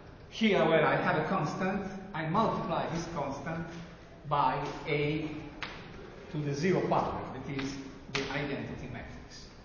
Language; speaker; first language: English; non-native, fluent; Italian